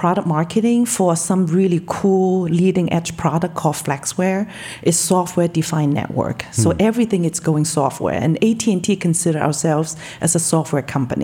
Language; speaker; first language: English; non-native, local second language; Cantonese